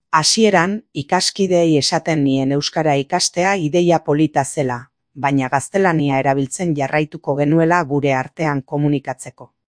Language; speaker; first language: Basque; non-native, fluent; English